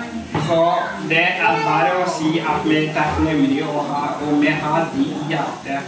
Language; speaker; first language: Norwegian; non-native, fluent; Kinyarwanda